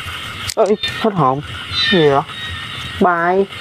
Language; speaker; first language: Vietnamese; native; Vietnamese